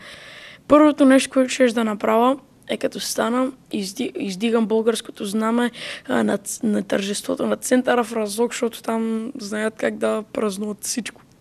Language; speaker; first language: Bulgarian; early bilingual, heritage; Bulgarian